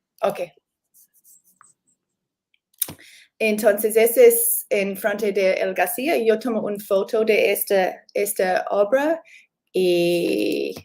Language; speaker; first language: Spanish; non-native, learner; English